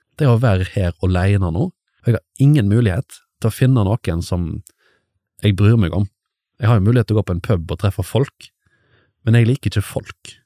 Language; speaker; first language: Norwegian; native; Norwegian